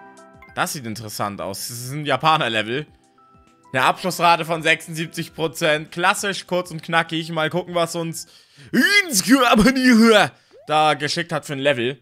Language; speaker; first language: German; native; German